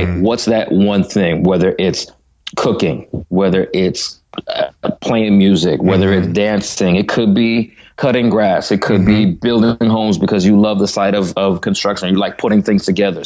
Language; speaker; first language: English; native; English